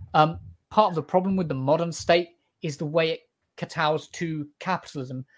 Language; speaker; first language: English; native; English